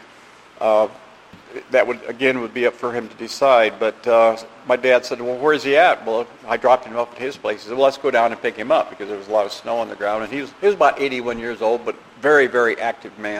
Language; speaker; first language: English; native; English